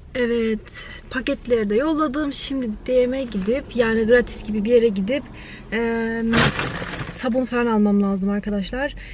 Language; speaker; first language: Turkish; early bilingual, heritage; Turkish